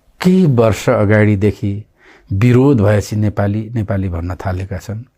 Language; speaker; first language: Nepali; non-native, local second language; Limbu